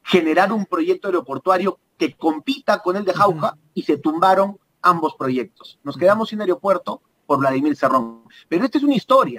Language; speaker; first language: Spanish; native; Spanish